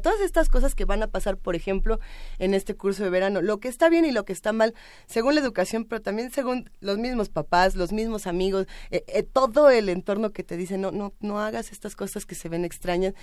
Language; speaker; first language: Spanish; native; Spanish